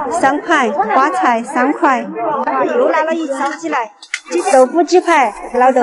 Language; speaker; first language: Chinese; native; Chinese